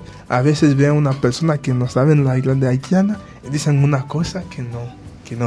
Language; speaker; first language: Spanish; non-native, fluent; Haitian Creole